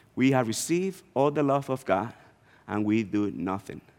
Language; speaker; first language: English; non-native, fluent; Spanish